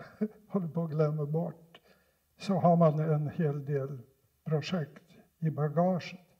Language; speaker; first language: Swedish; non-native, fluent; Polish